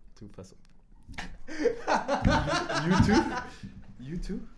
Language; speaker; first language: French; native; French